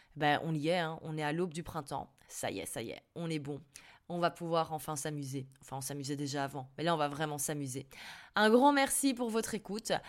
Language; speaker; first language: French; native; French